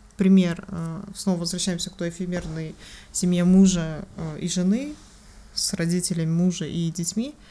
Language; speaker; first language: Russian; native; Russian